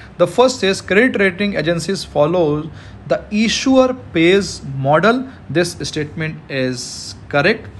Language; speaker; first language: English; non-native, local second language; Hindi